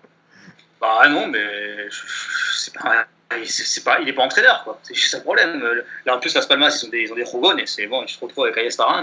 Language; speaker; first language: French; native; French